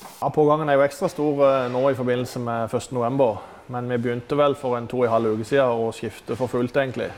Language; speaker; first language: Norwegian; native; Norwegian